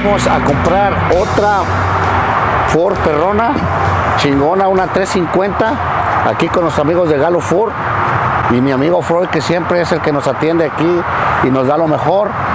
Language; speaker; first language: Spanish; native; Spanish